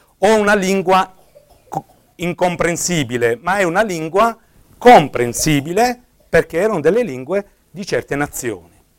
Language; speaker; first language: Italian; native; Italian